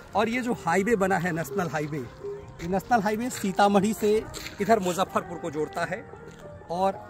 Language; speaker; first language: Hindi; native; Hindi